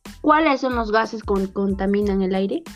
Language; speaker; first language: Spanish; native; Spanish